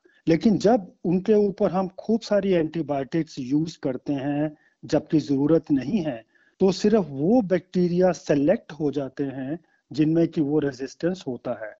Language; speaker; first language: Hindi; native; Hindi